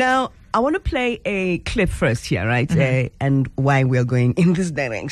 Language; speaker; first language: English; non-native, local second language; Zulu